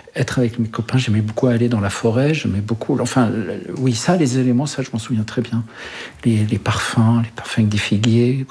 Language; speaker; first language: French; early bilingual, other home language; Arabic